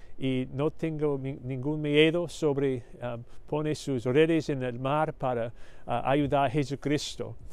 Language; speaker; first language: Spanish; non-native, learner; English